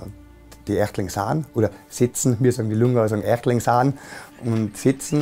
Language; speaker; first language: German; native; German